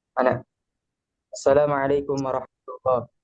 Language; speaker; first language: Arabic; non-native, learner; Indonesian